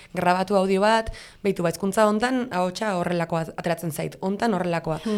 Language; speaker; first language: Basque; non-native, local second language; Spanish